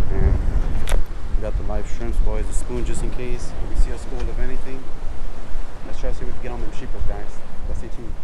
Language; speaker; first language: English; native; English